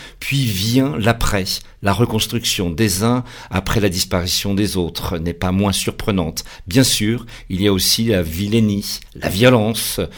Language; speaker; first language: French; native; French